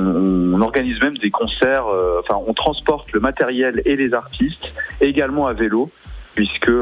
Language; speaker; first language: French; native; French